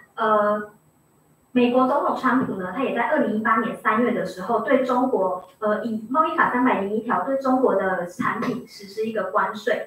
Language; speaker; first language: Chinese; native; Chinese